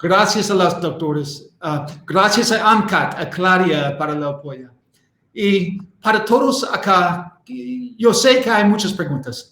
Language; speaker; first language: Spanish; non-native, learner; English